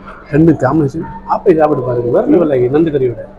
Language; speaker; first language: Tamil; native; Tamil